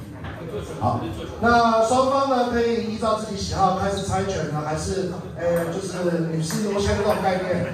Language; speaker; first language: Chinese; native; Chinese